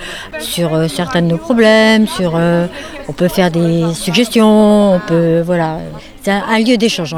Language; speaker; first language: French; native; French